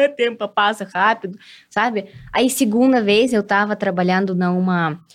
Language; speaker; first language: Portuguese; non-native, fluent; Russian